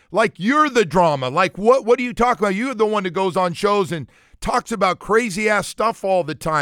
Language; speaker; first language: English; native; English